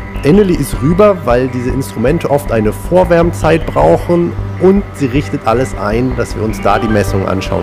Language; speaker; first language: German; native; German